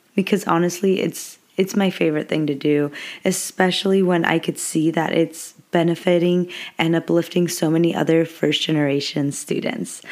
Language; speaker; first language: English; early bilingual, other home language; Spanish